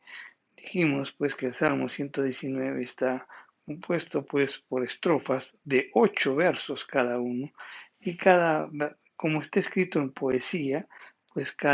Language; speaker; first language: Spanish; native; Spanish